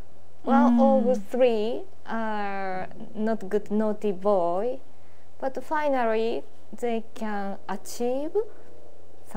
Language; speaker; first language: English; non-native, learner; Japanese